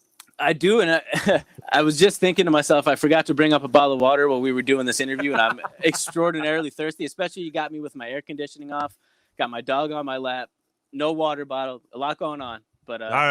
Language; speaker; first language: English; native; English